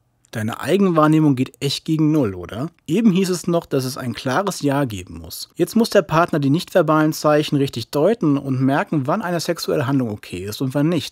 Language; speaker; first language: German; native; German